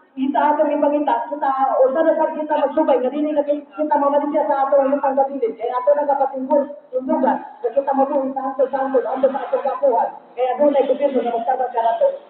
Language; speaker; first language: Cebuano; non-native, local second language; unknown